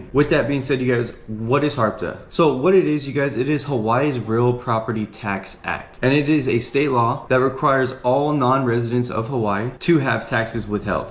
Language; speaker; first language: English; native; English